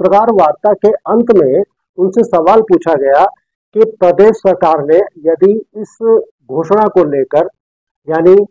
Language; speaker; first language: Hindi; native; Hindi